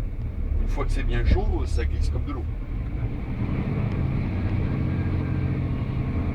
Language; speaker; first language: French; native; French